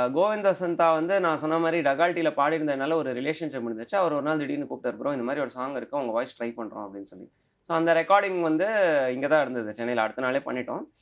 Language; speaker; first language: Tamil; native; Tamil